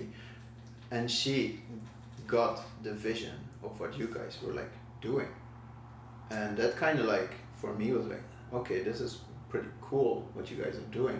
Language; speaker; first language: English; non-native, fluent; Dutch